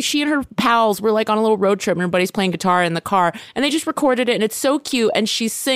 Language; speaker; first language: English; native; English